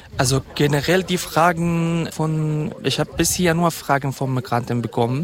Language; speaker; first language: German; non-native, fluent; Kurdish